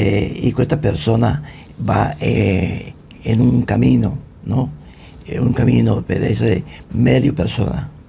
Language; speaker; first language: Italian; non-native, fluent; Spanish